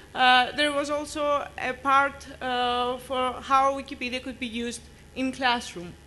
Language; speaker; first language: English; non-native, fluent; Greek